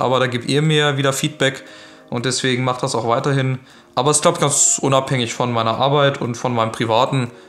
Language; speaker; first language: German; native; German